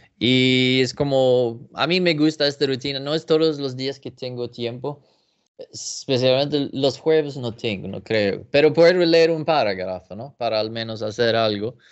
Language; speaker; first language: Spanish; non-native, learner; Swedish